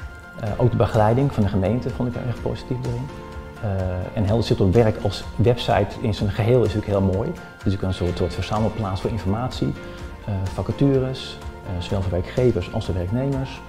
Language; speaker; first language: Dutch; native; Dutch